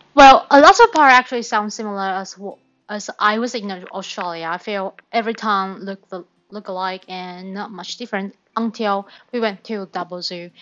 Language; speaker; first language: English; non-native, learner; Chinese